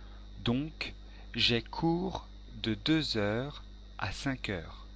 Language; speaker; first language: French; non-native, learner; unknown